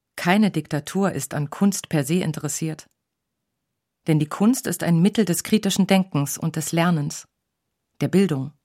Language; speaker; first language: German; native; German